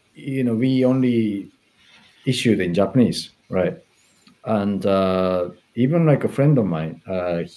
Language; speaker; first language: English; non-native, fluent; Japanese